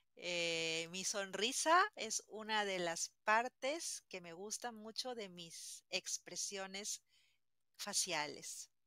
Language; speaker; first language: Spanish; native; Spanish